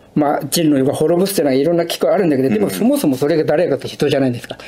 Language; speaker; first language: Japanese; non-native, fluent; Chinese